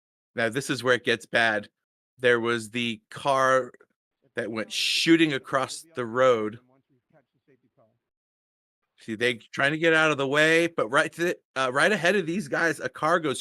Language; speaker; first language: English; native; English